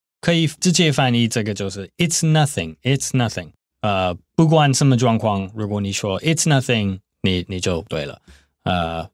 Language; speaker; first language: Chinese; non-native, fluent; English